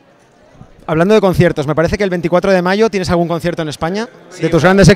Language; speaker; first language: Spanish; native; Spanish